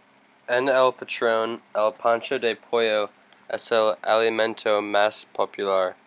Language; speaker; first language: Spanish; non-native, learner; English